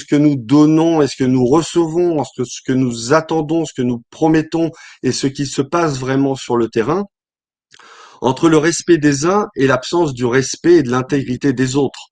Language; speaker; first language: French; native; French